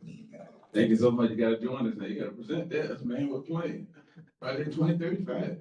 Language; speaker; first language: English; native; English